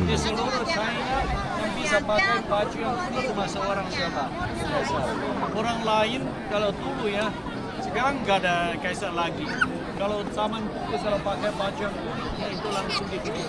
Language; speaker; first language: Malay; non-native, fluent; Chinese